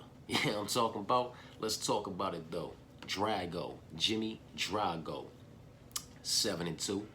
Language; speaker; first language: English; native; English